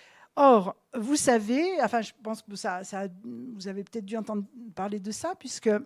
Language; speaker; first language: French; native; French